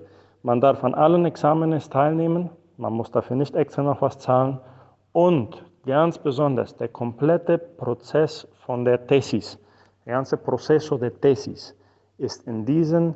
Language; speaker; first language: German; non-native, fluent; Spanish